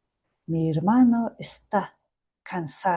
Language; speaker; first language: Spanish; non-native, fluent; Mongolian